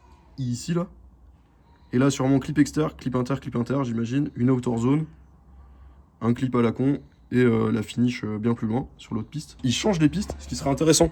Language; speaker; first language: French; native; French